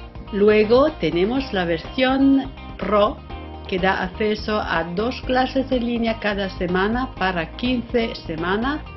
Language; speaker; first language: Spanish; non-native, fluent; Italian